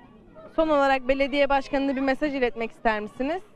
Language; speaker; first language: Turkish; native; Turkish